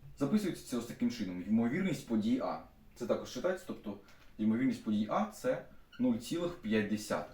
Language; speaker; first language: Ukrainian; non-native, local second language; Russian